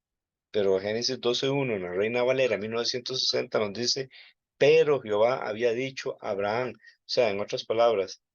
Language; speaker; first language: Spanish; native; Spanish